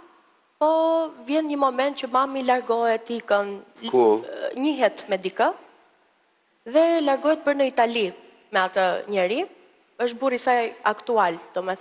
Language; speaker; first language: Albanian; early bilingual, heritage; Albanian